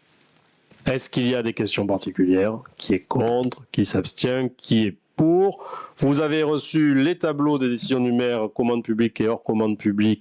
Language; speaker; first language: French; native; French